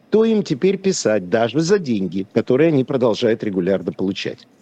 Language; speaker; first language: Russian; non-native, local second language; Polish